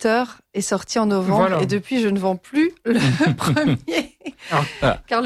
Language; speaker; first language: French; native; French